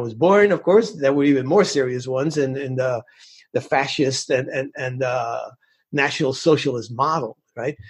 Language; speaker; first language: English; early bilingual, other home language; Spanish